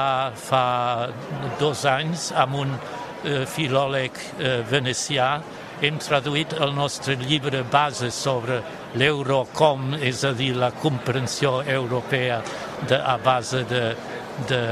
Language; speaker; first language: Catalan; non-native, fluent; German